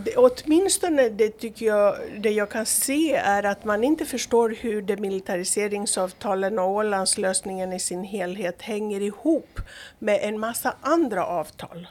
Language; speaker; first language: Swedish; non-native, fluent; Greek